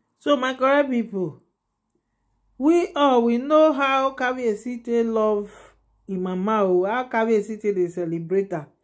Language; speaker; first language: Nigerian Pidgin; non-native, local second language; Yoruba